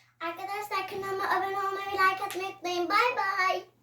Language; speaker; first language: Turkish; native; Turkish